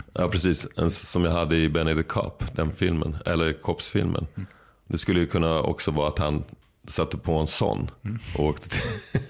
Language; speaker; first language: Swedish; native; Swedish